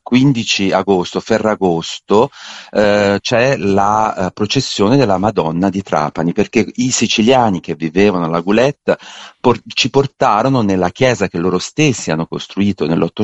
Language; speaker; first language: Italian; native; Italian